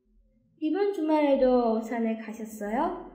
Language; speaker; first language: Korean; non-native, fluent; Chinese